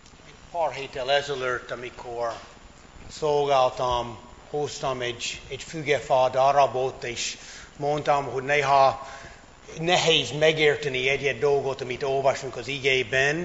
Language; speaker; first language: Hungarian; non-native, fluent; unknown